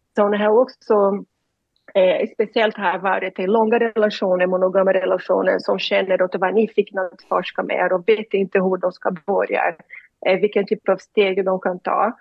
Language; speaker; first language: Swedish; non-native, learner; Portuguese